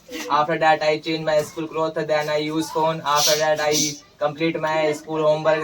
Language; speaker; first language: English; non-native, learner; Hindi